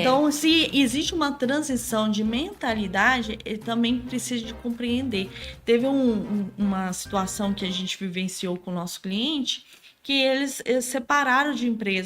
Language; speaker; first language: Portuguese; native; Portuguese